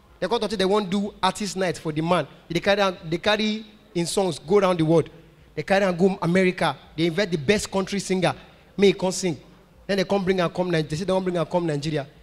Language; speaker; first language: Nigerian Pidgin; native; Nigerian Pidgin